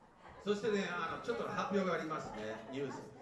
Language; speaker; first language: Japanese; non-native, fluent; English